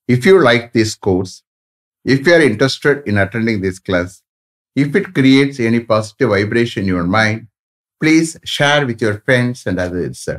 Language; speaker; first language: English; non-native, local second language; Tamil